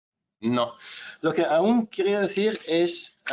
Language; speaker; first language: Spanish; non-native, fluent; Dutch